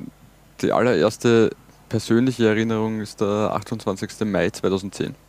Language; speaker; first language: German; native; German